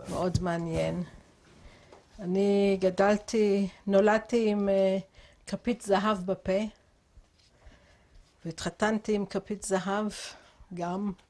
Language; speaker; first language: Hebrew; non-native, fluent; English